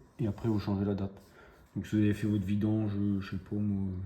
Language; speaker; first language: French; native; French